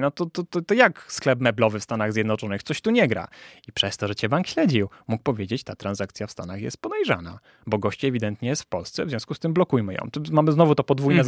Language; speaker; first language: Polish; native; Polish